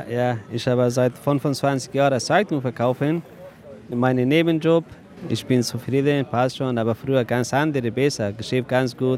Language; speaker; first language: German; non-native, learner; Persian